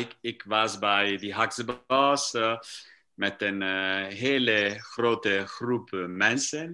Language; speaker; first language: Dutch; non-native, learner; Portuguese